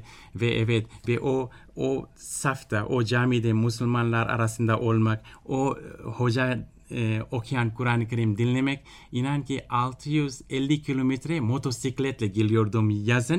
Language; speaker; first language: Turkish; non-native, fluent; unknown